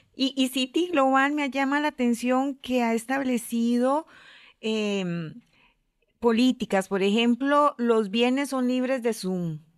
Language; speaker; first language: Spanish; native; Spanish